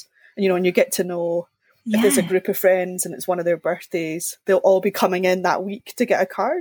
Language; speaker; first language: English; native; English